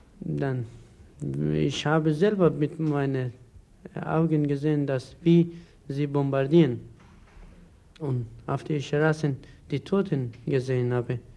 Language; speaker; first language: German; non-native, learner; Persian